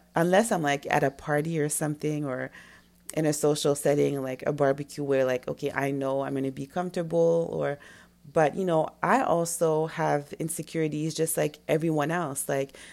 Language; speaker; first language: English; non-native, fluent; French